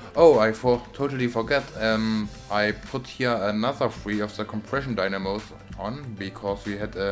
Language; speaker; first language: English; non-native, learner; German